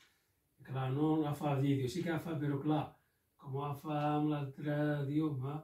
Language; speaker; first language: Catalan; non-native, local second language; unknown